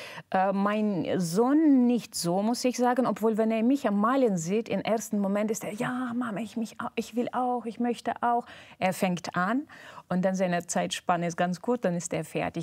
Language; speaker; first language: German; non-native, fluent; Russian